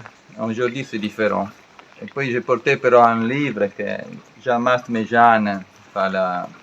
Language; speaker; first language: French; non-native, learner; Italian